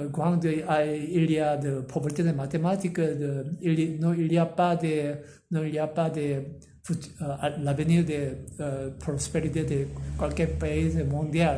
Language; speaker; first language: French; non-native, learner; Korean